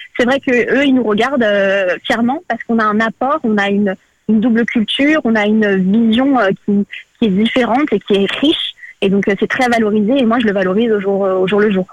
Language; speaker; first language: French; early bilingual, other home language; Portuguese